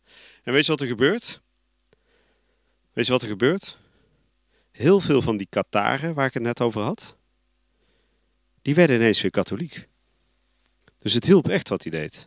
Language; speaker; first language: Dutch; native; Dutch